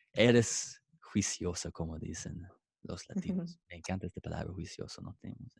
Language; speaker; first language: Spanish; non-native, fluent; English